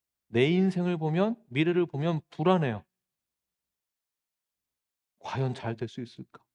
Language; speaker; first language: Korean; native; Korean